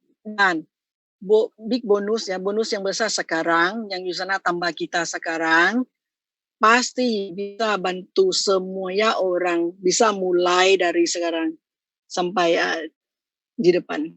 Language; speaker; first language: Indonesian; non-native, fluent; Thai